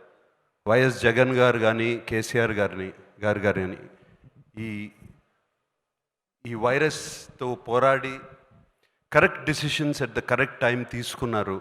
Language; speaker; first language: Telugu; native; Telugu